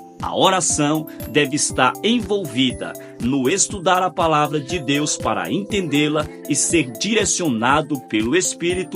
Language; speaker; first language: Portuguese; native; Portuguese